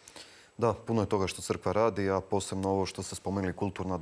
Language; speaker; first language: Croatian; native; Croatian